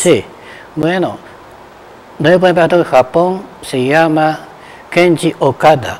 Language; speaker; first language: Spanish; non-native, fluent; Japanese